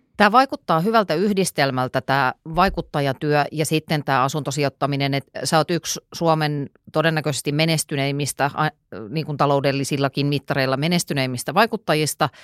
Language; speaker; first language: Finnish; native; Finnish